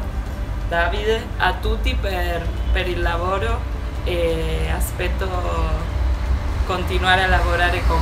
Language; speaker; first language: Italian; non-native, learner; Spanish